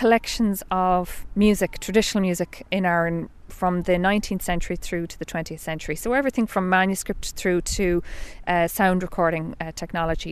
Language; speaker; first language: English; native; English